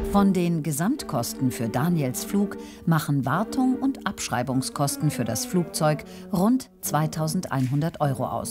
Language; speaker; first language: German; native; German